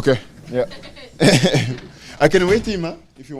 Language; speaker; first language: English; non-native, learner; French